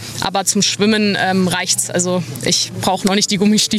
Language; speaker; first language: German; native; German